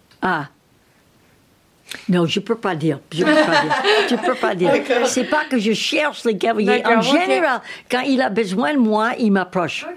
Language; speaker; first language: French; non-native, learner; English